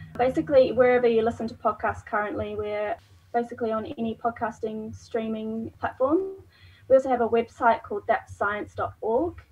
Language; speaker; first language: English; native; English